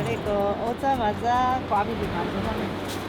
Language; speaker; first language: Korean; non-native, learner; Chinese